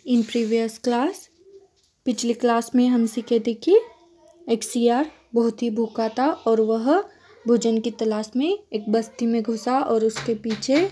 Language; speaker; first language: Hindi; non-native, local second language; Kannada